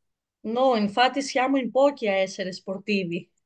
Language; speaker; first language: Italian; non-native, learner; Greek